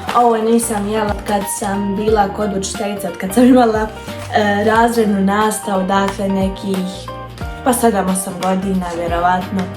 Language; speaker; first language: Bosnian; early bilingual, heritage; Bosnian